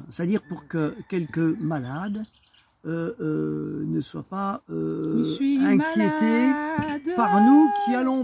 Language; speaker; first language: French; native; French